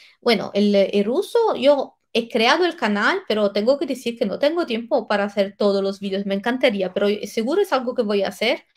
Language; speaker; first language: Spanish; non-native, fluent; Italian